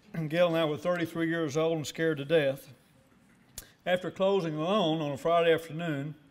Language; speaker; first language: English; native; English